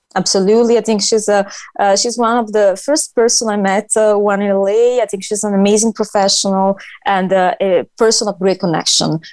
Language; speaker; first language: English; non-native, fluent; Italian